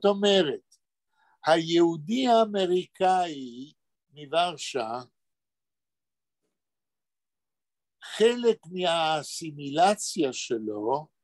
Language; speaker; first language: Hebrew; non-native, fluent; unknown